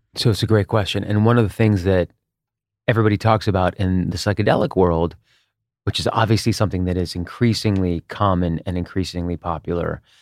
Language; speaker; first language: English; early bilingual, other home language; Hebrew